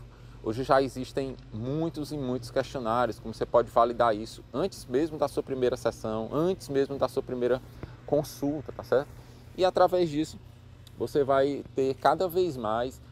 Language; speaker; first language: Portuguese; native; Portuguese